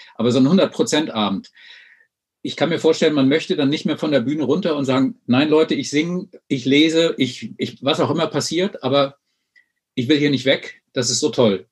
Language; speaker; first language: German; native; German